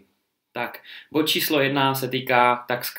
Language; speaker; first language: Czech; native; Czech